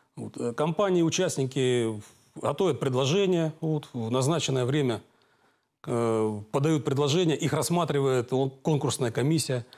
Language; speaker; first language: Russian; native; Russian